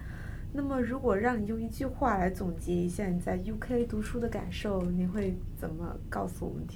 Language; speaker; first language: Chinese; native; Chinese